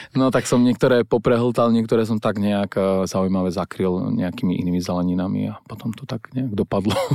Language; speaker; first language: Slovak; non-native, local second language; Rusyn